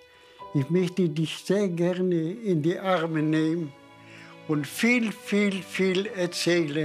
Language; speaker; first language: German; non-native, fluent; Polish